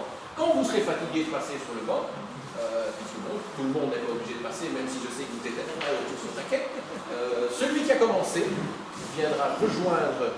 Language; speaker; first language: French; native; French